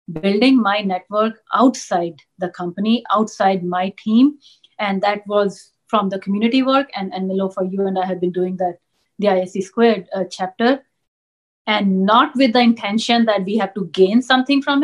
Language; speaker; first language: English; non-native, local second language; Punjabi